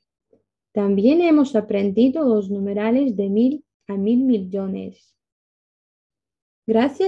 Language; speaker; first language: Spanish; non-native, fluent; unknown